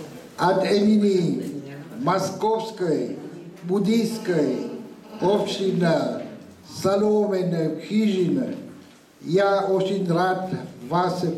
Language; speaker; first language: Russian; non-native, fluent; Vietnamese